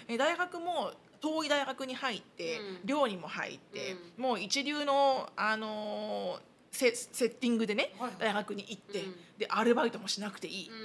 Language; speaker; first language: Japanese; native; Japanese